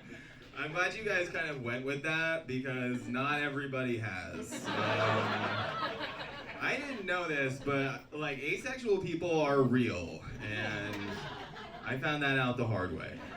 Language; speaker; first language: English; native; English